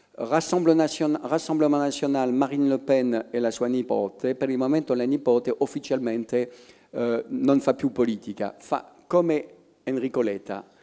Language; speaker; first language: Italian; non-native, fluent; French